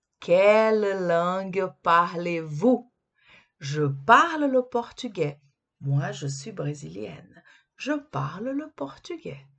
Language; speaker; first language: French; non-native, fluent; Portuguese